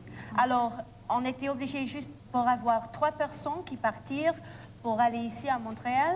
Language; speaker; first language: French; non-native, learner; English